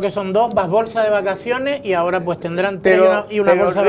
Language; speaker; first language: Spanish; native; Spanish